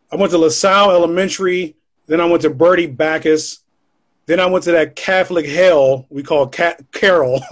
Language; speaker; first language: English; native; English